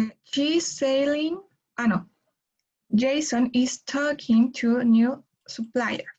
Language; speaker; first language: English; non-native, learner; Spanish